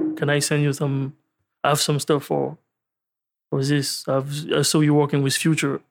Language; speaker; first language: English; non-native, learner; French